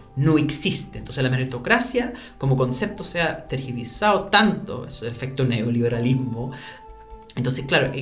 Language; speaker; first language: Spanish; non-native, fluent; English